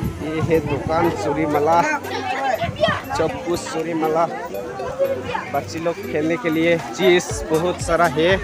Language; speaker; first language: Hindi; non-native, local second language; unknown